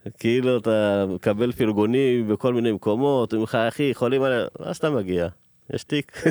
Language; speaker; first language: Hebrew; early bilingual, other home language; Amharic